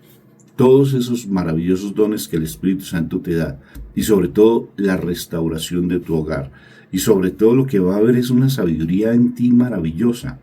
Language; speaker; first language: Spanish; native; Spanish